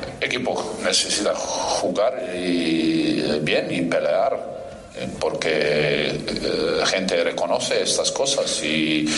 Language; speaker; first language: Spanish; non-native, fluent; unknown